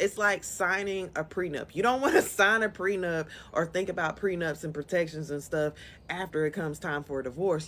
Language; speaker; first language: English; native; English